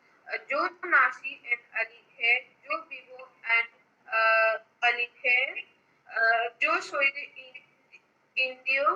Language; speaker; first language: Spanish; non-native, learner; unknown